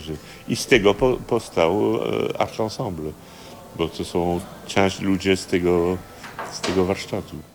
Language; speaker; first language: Polish; early bilingual, heritage; Polish